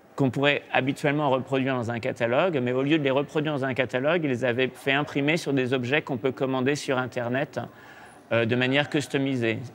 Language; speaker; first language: French; native; French